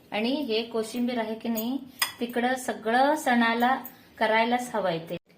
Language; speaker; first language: Marathi; non-native, local second language; Kannada